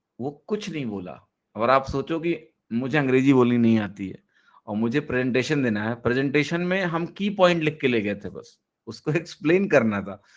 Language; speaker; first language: Hindi; native; Hindi